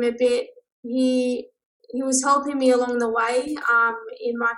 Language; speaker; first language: English; native; English